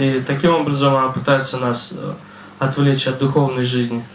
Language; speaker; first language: Russian; native; Russian